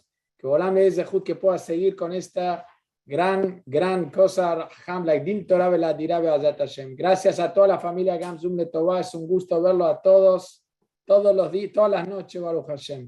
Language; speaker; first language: Spanish; native; Spanish